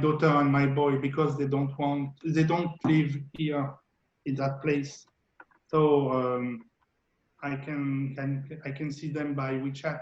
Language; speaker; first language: English; non-native, learner; French